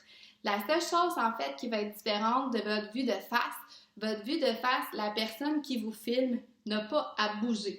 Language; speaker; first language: French; native; French